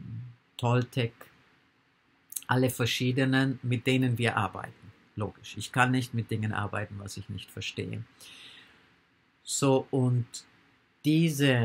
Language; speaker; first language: German; non-native, fluent; English